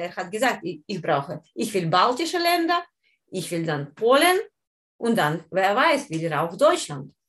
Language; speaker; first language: German; non-native, learner; Ukrainian